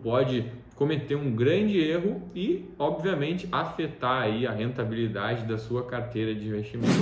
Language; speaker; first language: Portuguese; native; Portuguese